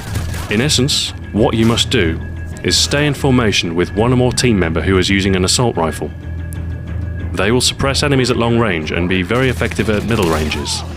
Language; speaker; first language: English; native; English